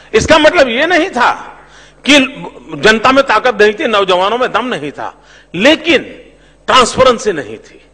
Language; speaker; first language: Hindi; non-native, local second language; Gujarati